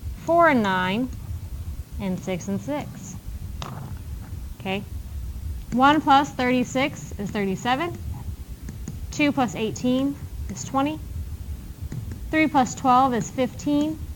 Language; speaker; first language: English; native; English